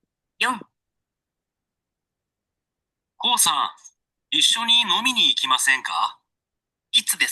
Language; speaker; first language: Japanese; non-native, learner; Sinhala